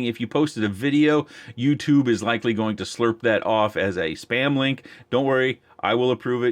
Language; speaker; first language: English; native; English